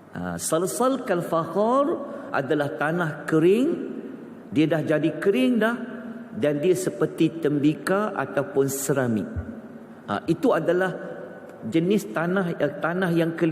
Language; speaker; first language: Malay; native; Malay